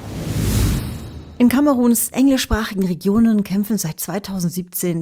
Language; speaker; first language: German; native; German